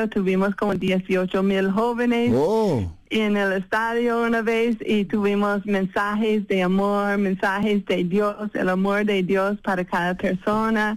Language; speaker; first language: Spanish; non-native, fluent; English